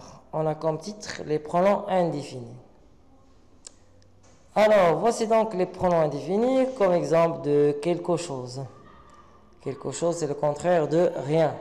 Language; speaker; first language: French; non-native, local second language; Arabic